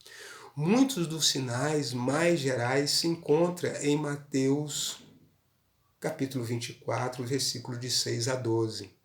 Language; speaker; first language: Portuguese; native; Portuguese